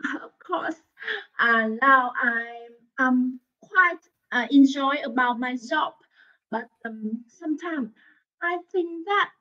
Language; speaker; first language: English; non-native, learner; Vietnamese